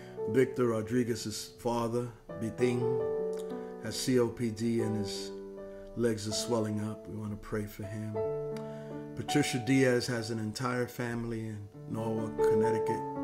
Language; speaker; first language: English; early bilingual, other home language; Spanish